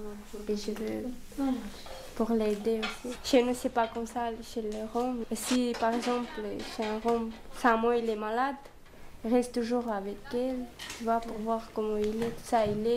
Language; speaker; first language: French; early bilingual, other home language; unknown